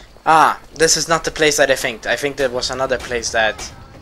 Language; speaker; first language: English; non-native, fluent; Swedish